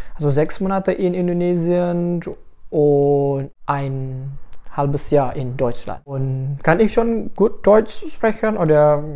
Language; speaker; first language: German; non-native, fluent; Indonesian